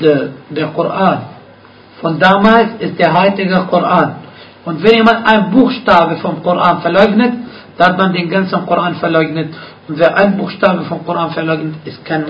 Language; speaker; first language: German; non-native, fluent; Arabic